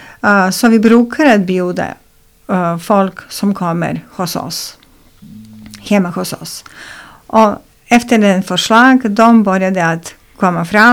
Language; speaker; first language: Swedish; non-native, fluent; Serbian